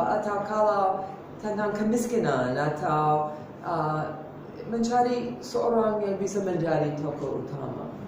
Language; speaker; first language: Indonesian; non-native, fluent; English